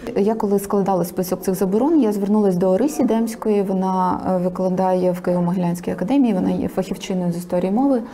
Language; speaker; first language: Ukrainian; non-native, local second language; Russian